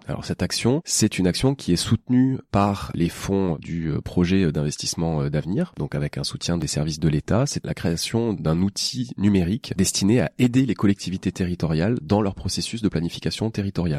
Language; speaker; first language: French; native; French